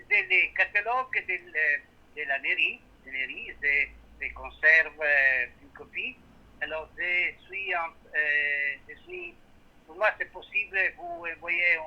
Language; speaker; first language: French; non-native, learner; Italian